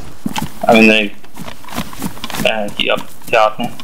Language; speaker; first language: English; native; English